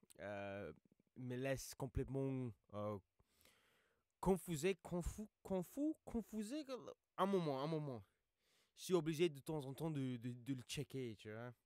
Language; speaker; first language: French; non-native, fluent; English